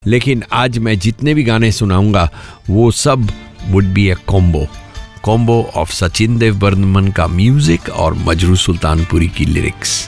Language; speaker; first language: Hindi; native; Hindi